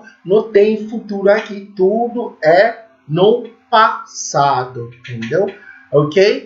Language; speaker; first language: Portuguese; non-native, fluent; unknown